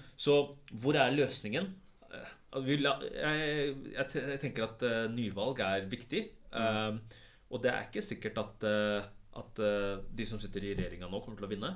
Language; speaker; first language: Norwegian; early bilingual, other home language; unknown